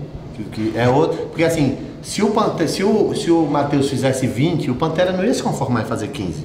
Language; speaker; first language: Portuguese; native; Portuguese